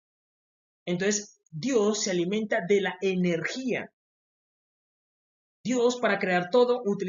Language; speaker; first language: Spanish; native; Spanish